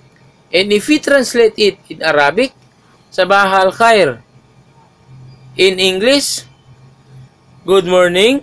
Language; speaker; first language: English; non-native, local second language; Maguindanaon